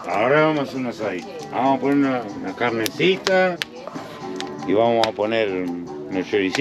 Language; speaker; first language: Spanish; native; Spanish